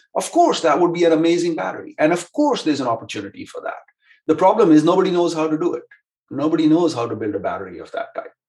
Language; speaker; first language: English; non-native, local second language; Hindi